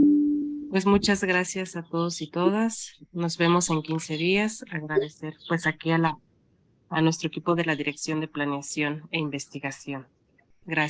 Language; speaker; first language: Spanish; native; Spanish